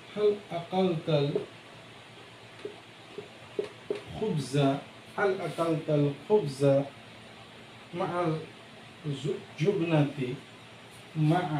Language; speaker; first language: Arabic; non-native, fluent; Bangla